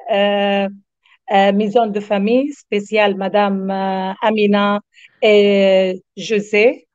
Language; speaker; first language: French; non-native, learner; Arabic